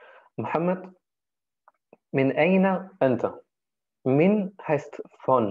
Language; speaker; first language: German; early bilingual, other home language; Turkish